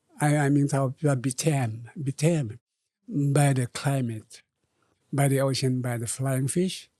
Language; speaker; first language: English; non-native, learner; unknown